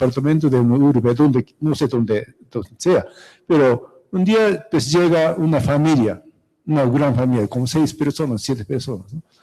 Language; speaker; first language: Spanish; non-native, fluent; Japanese